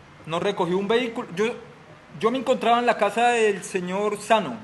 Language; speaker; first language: Spanish; native; Spanish